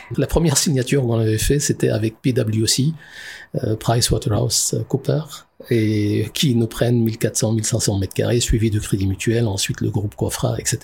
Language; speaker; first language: French; non-native, local second language; Arabic